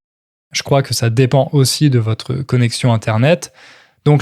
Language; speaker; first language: French; native; French